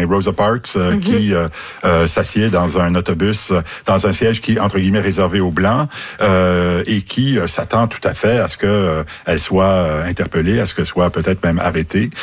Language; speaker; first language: French; native; French